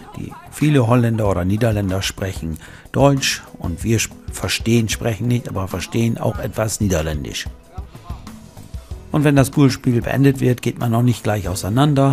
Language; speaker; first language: German; native; German